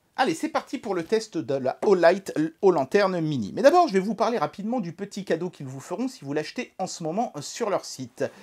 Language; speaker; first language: French; native; French